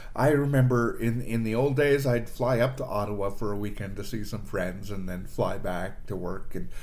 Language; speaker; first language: English; native; English